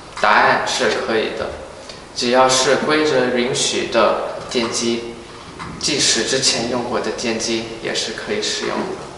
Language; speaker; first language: Chinese; early bilingual, heritage; Chinese